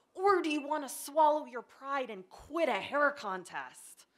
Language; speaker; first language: English; native; English